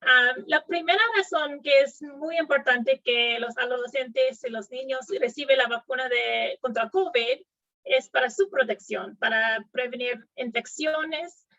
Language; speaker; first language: Spanish; non-native, fluent; English